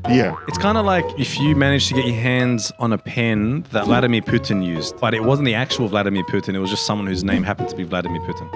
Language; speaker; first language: English; native; English